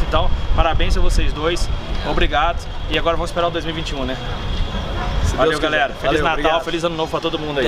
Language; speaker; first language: Portuguese; native; Portuguese